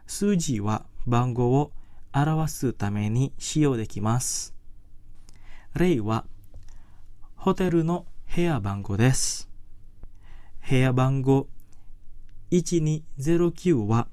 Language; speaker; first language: Japanese; non-native, fluent; Indonesian